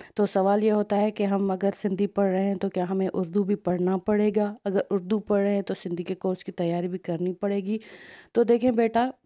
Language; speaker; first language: Urdu; non-native, local second language; Sindhi